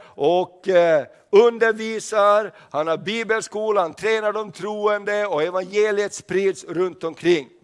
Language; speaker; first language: Swedish; native; Swedish